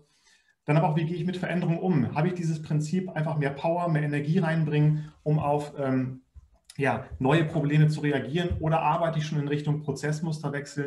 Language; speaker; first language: German; native; German